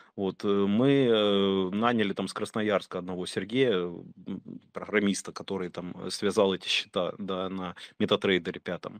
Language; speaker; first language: Russian; native; Russian